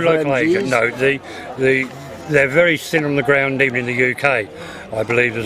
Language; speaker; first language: English; native; English